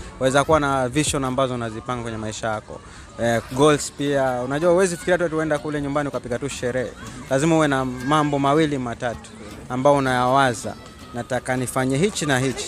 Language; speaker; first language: Swahili; native; Swahili